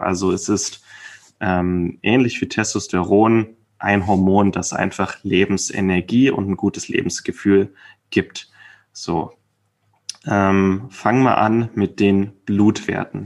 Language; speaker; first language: German; native; German